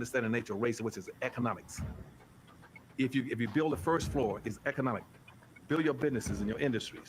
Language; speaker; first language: English; native; English